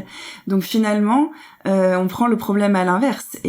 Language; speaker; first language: French; native; French